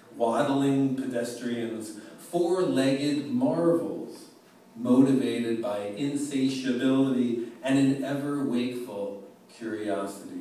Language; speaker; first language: English; native; English